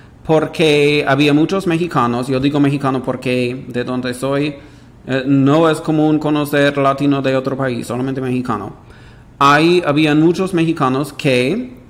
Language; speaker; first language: Spanish; non-native, fluent; English